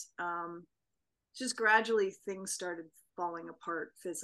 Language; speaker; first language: English; native; English